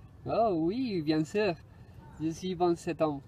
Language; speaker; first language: French; non-native, learner; Spanish